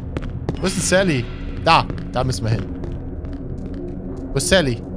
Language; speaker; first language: German; native; German